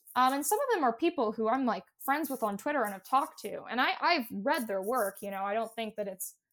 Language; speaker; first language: English; native; English